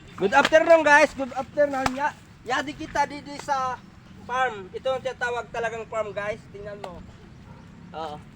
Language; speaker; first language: Filipino; non-native, local second language; Bikol